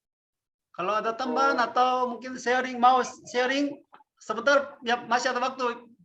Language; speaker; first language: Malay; non-native, fluent; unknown